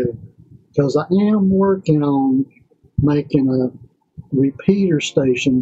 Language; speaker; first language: English; native; English